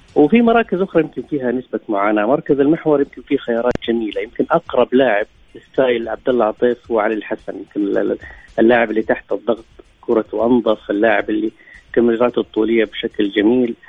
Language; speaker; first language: Arabic; native; Arabic